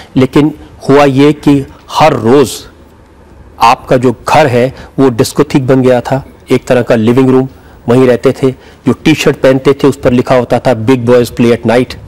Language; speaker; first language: Hindi; native; Hindi